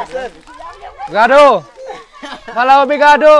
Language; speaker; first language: Portuguese; non-native, learner; Vietnamese